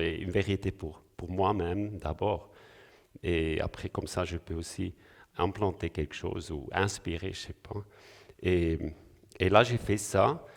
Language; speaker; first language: French; non-native, local second language; German